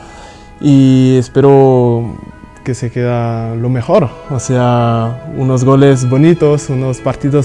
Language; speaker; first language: Spanish; non-native, fluent; French